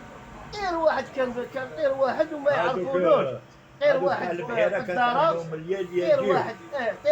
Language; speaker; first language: Arabic; native; Arabic